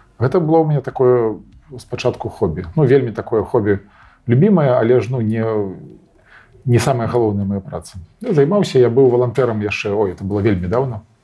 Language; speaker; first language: Belarusian; native; Belarusian